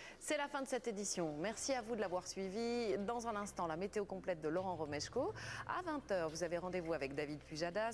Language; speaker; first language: French; native; French